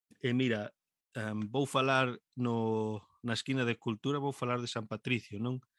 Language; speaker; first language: Galician; non-native, local second language; Spanish